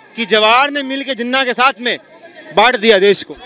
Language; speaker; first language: Hindi; native; Hindi